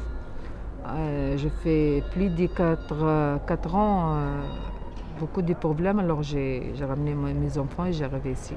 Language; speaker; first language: French; non-native, local second language; Arabic